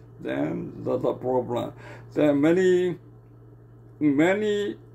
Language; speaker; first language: English; non-native, learner; Burmese